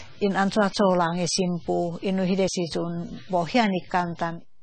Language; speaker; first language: Chinese; non-native, fluent; Finnish